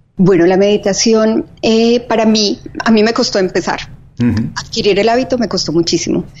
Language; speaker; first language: Spanish; native; Spanish